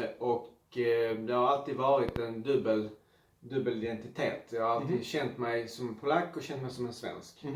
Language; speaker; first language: Swedish; early bilingual, other home language; Polish